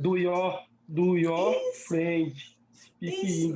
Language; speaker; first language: English; non-native, learner; Portuguese